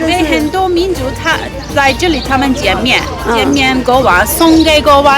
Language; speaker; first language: Chinese; non-native, learner; Persian